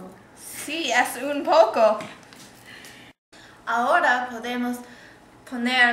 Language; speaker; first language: Spanish; non-native, learner; English